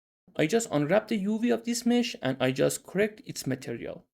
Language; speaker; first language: English; non-native, fluent; Persian